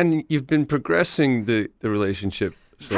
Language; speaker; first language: English; native; English